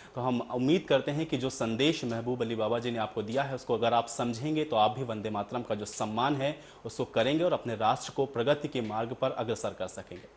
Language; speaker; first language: Hindi; native; Hindi